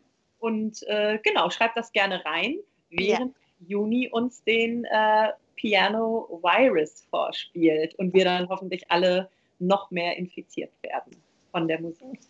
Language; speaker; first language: German; native; German